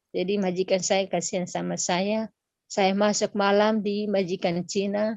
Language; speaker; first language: Indonesian; non-native, local second language; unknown